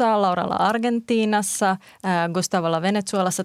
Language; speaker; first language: Finnish; native; Finnish